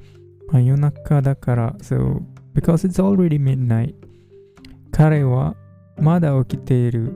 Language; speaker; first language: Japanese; non-native, fluent; English